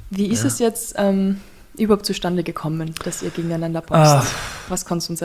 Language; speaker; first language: German; native; German